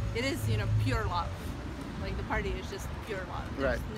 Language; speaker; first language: English; non-native, fluent; Serbian